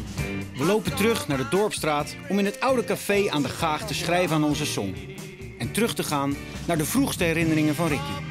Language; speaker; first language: Dutch; native; Dutch